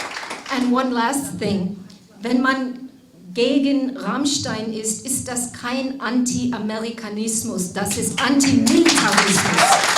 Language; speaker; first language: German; non-native, fluent; English